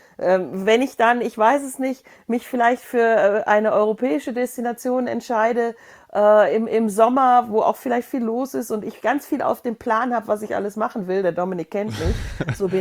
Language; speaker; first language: German; native; German